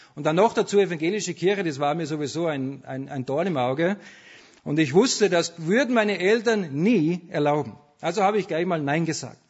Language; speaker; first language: German; native; German